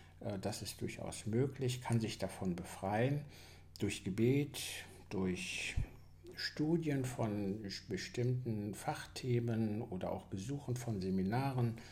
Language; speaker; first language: German; native; German